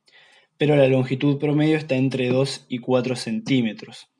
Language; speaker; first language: Spanish; native; Spanish